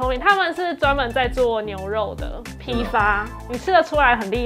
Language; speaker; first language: Chinese; native; Chinese